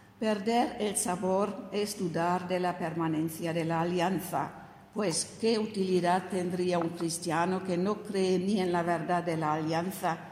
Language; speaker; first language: Spanish; non-native, fluent; German